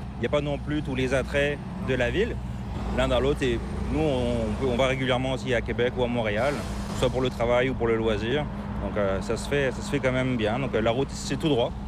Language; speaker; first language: French; native; French